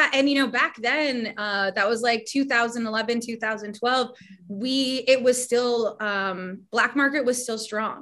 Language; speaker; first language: English; native; English